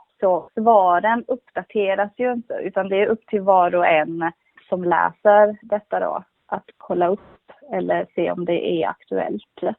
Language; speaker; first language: Swedish; early bilingual, other home language; Kurdish